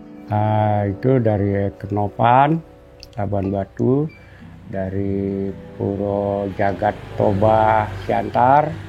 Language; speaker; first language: Indonesian; non-native, local second language; Balinese